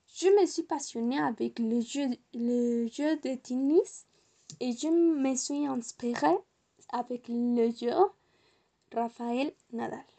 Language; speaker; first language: French; non-native, learner; Spanish